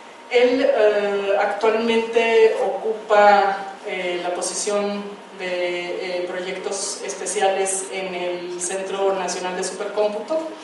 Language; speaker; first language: Spanish; native; Spanish